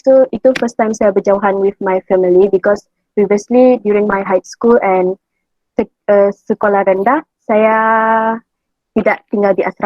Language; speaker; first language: Malay; native; Malay